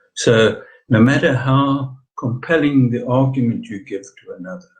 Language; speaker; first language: English; native; English